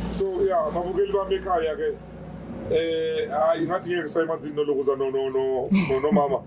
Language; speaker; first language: Zulu; native; Zulu